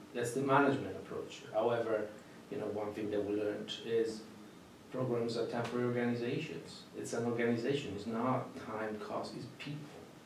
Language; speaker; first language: English; non-native, fluent; Italian